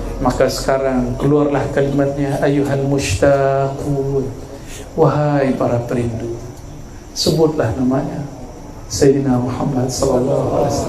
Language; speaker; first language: Malay; non-native, local second language; Minangkabau